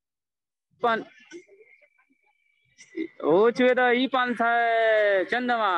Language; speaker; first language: Chinese; non-native, learner; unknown